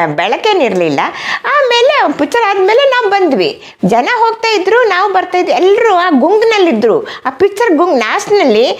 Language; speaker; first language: Kannada; non-native, fluent; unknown